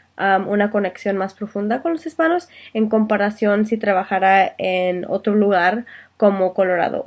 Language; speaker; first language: Spanish; early bilingual, heritage; Spanish